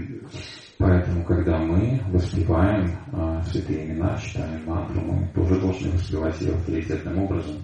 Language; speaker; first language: Russian; native; Russian